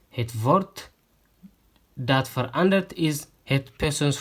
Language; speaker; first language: Dutch; non-native, fluent; Tigrinya